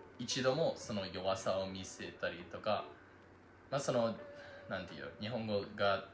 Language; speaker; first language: Japanese; non-native, fluent; English